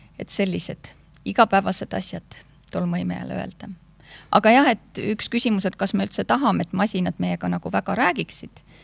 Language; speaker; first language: Estonian; native; Estonian